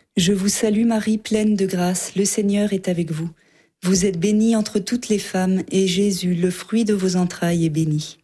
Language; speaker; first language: French; native; French